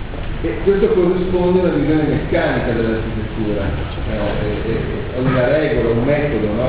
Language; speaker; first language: Italian; native; Italian